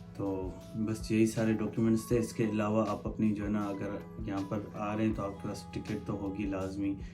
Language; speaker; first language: Urdu; non-native, local second language; Sindhi